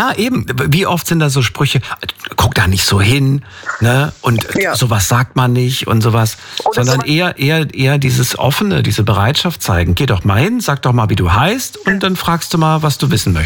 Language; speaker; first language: German; native; German